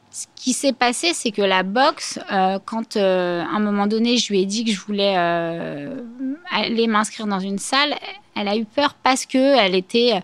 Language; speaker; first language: French; native; French